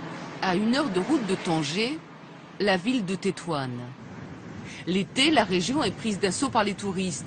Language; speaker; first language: French; native; French